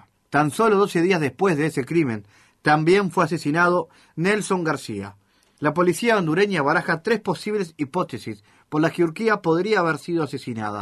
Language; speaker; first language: Spanish; native; Spanish